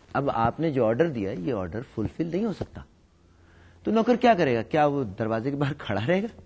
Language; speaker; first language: Urdu; native; Urdu